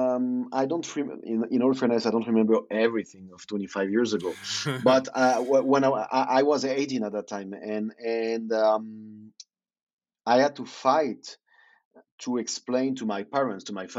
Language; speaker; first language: English; non-native, fluent; French